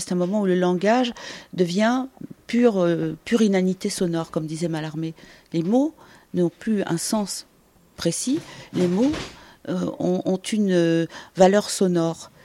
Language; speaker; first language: French; native; French